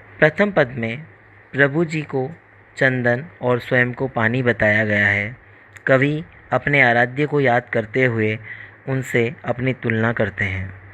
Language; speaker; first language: Hindi; native; Hindi